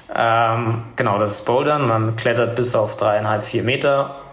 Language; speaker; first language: German; native; German